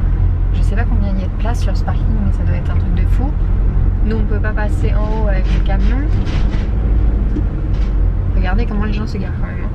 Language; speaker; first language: French; native; French